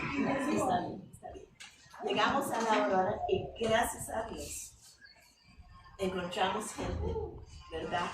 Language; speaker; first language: Spanish; non-native, fluent; English